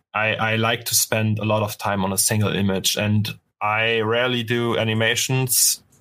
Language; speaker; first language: English; non-native, fluent; German